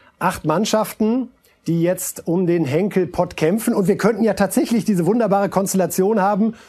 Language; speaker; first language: German; native; German